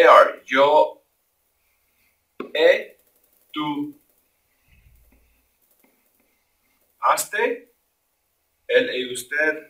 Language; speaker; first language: Spanish; non-native, fluent; English